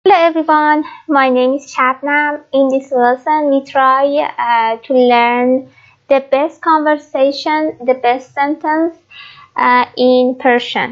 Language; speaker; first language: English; non-native, learner; Persian